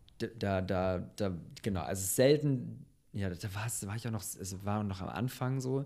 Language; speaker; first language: German; early bilingual, other home language; Bosnian